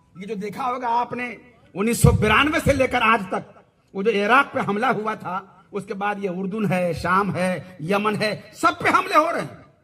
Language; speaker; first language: Urdu; native; Urdu